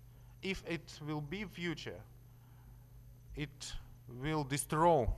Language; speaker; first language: English; non-native, learner; Russian